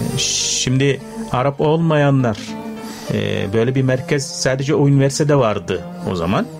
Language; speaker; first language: Turkish; non-native, fluent; Arabic